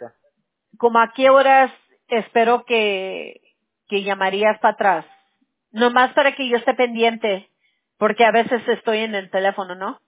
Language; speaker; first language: Spanish; early bilingual, heritage; Spanish